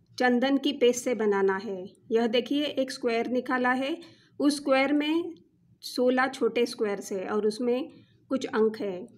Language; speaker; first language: Hindi; non-native, local second language; Marathi